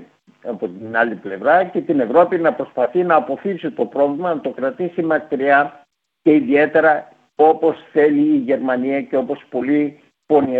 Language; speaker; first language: Greek; native; Greek